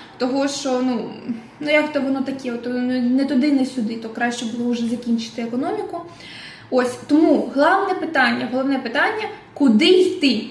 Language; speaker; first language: Ukrainian; non-native, local second language; Russian